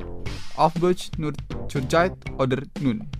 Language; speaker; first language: German; non-native, fluent; Indonesian